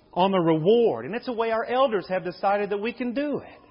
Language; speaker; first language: English; native; English